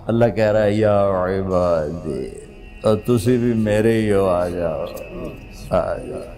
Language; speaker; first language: Urdu; non-native, local second language; Punjabi